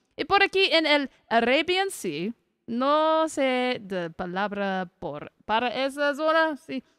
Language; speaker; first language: Spanish; non-native, learner; English